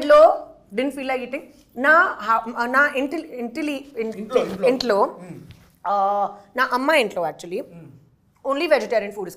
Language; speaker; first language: Telugu; non-native, fluent; Hindi